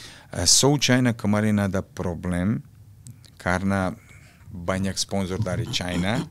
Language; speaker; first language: Indonesian; non-native, fluent; Serbian